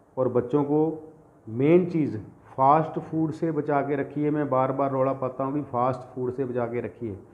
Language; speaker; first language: Hindi; non-native, local second language; Punjabi